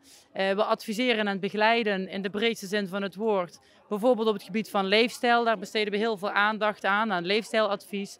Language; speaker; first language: Dutch; native; Dutch